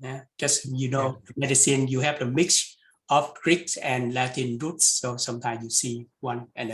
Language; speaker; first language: English; non-native, fluent; Vietnamese